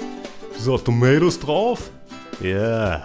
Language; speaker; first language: German; native; German